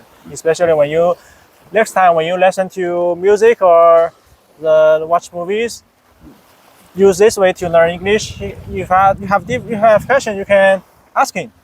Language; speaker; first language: English; non-native, fluent; Chinese